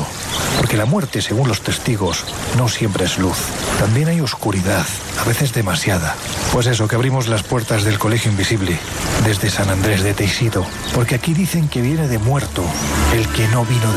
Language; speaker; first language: Spanish; native; Spanish